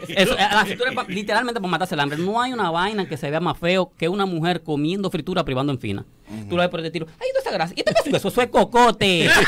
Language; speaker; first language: Spanish; native; Spanish